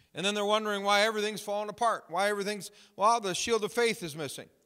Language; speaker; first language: English; native; English